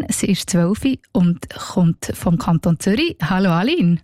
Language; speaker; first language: German; native; German